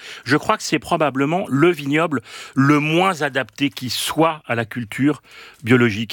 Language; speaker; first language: French; native; French